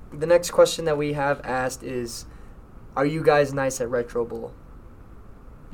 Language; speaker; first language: English; native; English